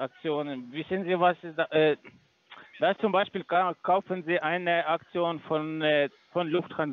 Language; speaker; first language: German; non-native, learner; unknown